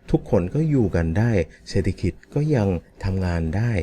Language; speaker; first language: Thai; non-native, fluent; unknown